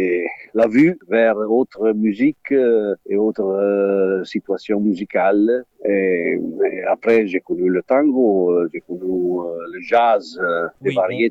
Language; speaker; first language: French; non-native, fluent; Italian